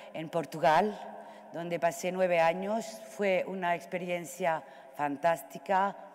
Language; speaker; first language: Spanish; non-native, fluent; Arabic